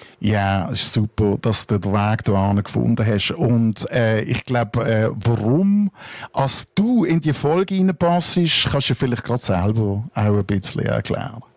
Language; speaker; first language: German; native; German